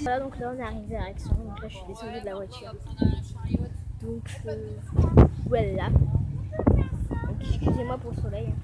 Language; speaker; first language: French; native; French